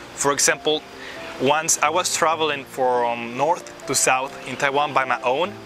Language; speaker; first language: English; non-native, fluent; Spanish